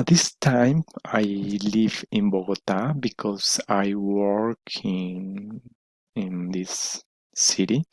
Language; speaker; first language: English; non-native, learner; Spanish